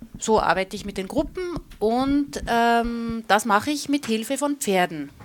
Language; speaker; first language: German; native; German